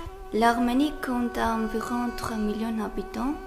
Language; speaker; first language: French; non-native, fluent; Armenian